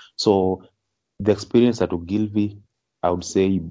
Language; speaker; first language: English; non-native, local second language; Luo (Kenya and Tanzania)